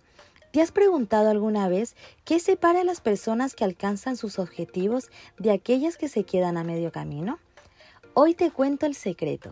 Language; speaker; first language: Spanish; native; Spanish